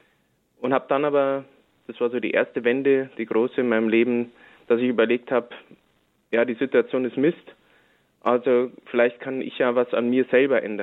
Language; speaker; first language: German; native; German